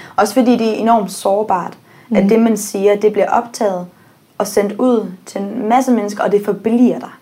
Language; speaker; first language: Danish; early bilingual, heritage; English